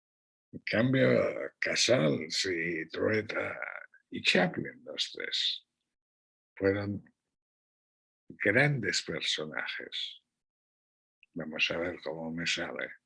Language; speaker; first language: Spanish; non-native, local second language; Catalan